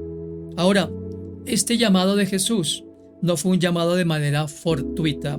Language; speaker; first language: Spanish; native; Spanish